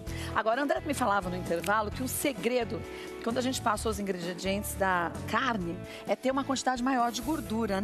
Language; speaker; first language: Portuguese; native; Portuguese